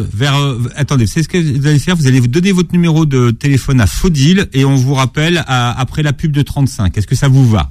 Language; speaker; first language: French; native; French